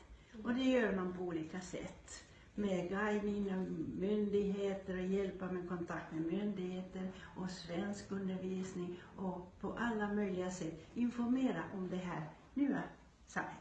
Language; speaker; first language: Swedish; non-native, fluent; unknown